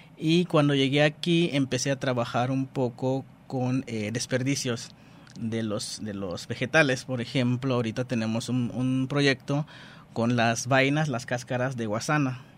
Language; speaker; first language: Spanish; non-native, fluent; Dutch